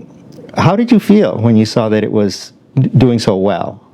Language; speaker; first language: English; native; English